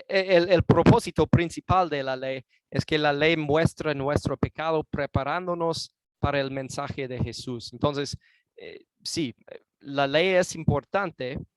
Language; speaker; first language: Spanish; non-native, fluent; English